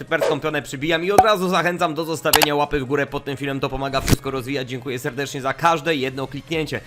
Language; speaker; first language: Polish; native; Polish